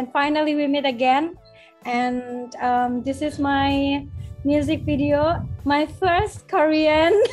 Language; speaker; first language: English; non-native, local second language; Indonesian